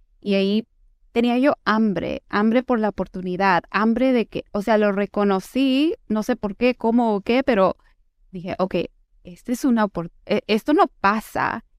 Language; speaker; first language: Spanish; early bilingual, heritage; Spanish